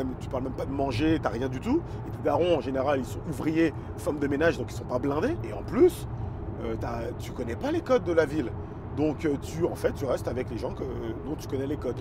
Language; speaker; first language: French; native; French